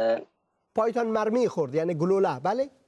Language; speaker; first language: Persian; native; Persian